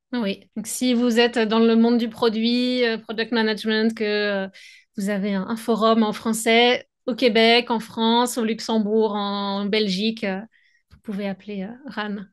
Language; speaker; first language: French; native; French